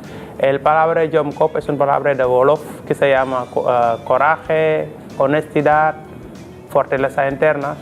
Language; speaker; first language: Spanish; non-native, fluent; Wolof